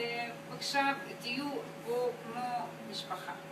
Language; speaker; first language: Hebrew; non-native, learner; Russian